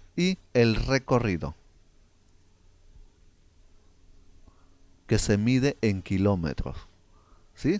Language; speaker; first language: Spanish; native; Spanish